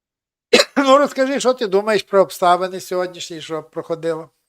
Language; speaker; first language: Russian; non-native, local second language; Ukrainian